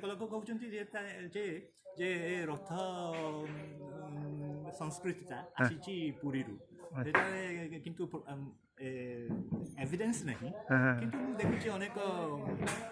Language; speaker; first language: Odia; non-native, fluent; Japanese